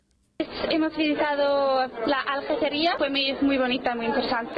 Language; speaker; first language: Spanish; non-native, learner; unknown